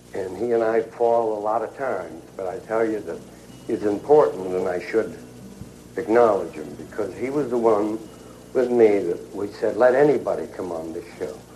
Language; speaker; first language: English; native; English